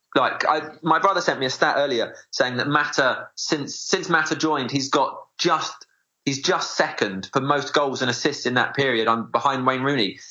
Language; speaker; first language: English; native; English